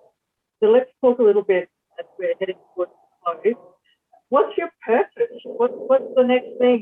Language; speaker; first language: English; native; English